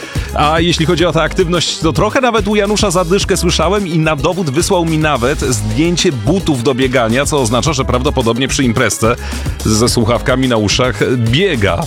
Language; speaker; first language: Polish; native; Polish